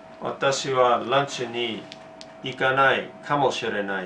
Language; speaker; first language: Japanese; non-native, learner; English